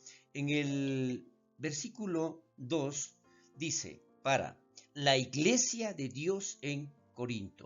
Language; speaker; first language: Spanish; native; Spanish